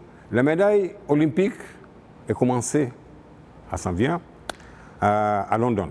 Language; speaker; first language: French; non-native, fluent; Portuguese